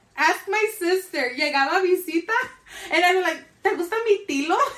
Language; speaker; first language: Spanish; early bilingual, heritage; Spanish